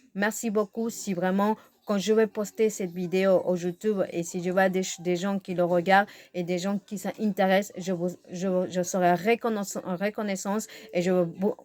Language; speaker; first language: French; non-native, fluent; Spanish